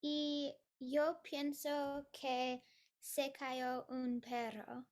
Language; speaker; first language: Spanish; non-native, learner; English